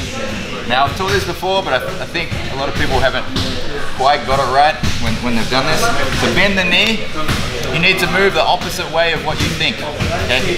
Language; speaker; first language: English; native; English